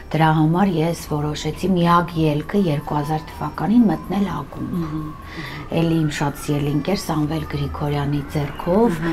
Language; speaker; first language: Armenian; native; Armenian